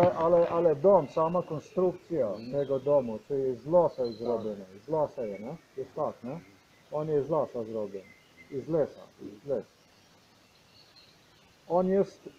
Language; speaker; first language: Polish; non-native, learner; Croatian